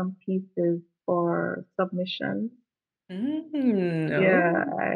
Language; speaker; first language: English; non-native, local second language; Jamaican Creole English